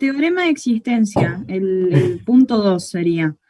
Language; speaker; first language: Spanish; native; Spanish